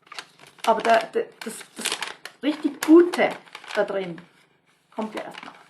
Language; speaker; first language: German; non-native, fluent; English